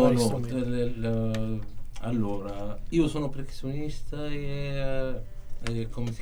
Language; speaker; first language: Italian; non-native, learner; Arabic